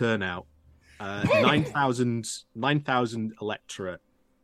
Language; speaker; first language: English; native; English